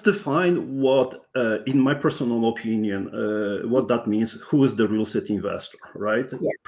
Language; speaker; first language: English; non-native, fluent; Polish